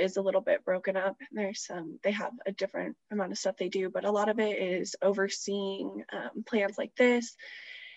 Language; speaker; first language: English; native; English